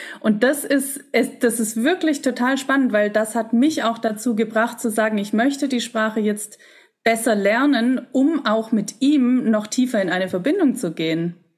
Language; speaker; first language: German; native; German